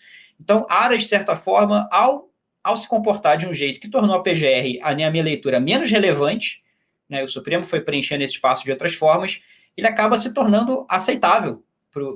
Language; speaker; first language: Portuguese; native; Portuguese